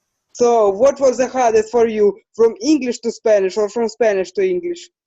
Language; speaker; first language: English; non-native, fluent; Russian